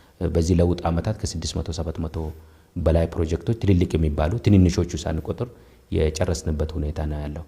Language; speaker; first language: Amharic; non-native, local second language; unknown